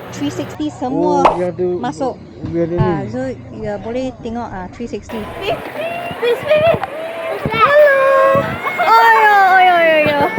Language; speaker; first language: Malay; non-native, local second language; Chinese